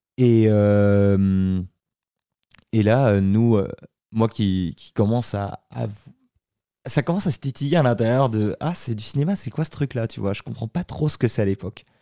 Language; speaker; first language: French; early bilingual, other home language; Arabic